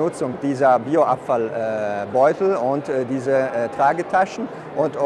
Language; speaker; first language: German; non-native, fluent; Italian